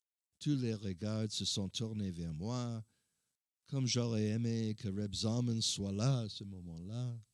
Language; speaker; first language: French; non-native, learner; English